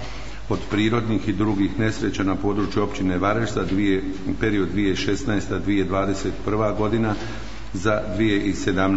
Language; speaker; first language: Croatian; native; Croatian